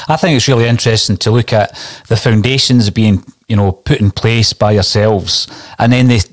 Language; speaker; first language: English; native; English